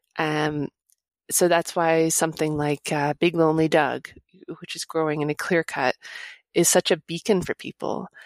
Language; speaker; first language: English; native; English